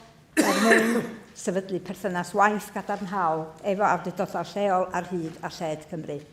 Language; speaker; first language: Welsh; native; Welsh